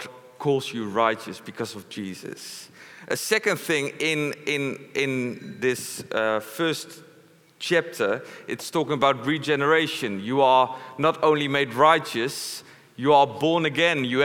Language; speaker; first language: English; non-native, fluent; Dutch